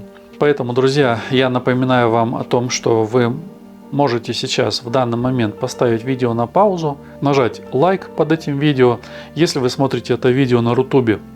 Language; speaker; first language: Russian; native; Russian